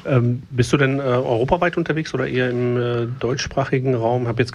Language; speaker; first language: German; native; German